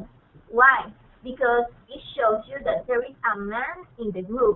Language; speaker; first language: English; non-native, fluent; Spanish